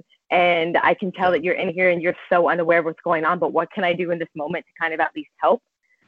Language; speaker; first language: English; native; English